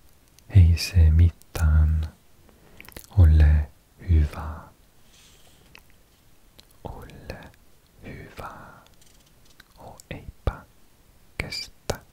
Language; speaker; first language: Finnish; non-native, learner; English